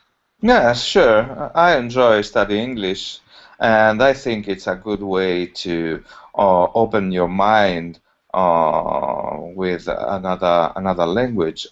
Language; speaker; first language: English; non-native, learner; Italian